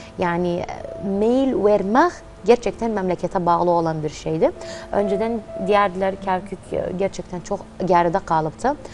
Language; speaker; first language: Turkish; early bilingual, heritage; Turkmen